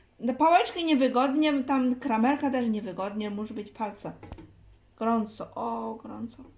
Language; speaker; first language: Polish; non-native, learner; Chinese